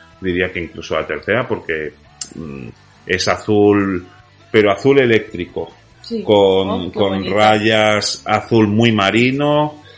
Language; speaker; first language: Spanish; native; Spanish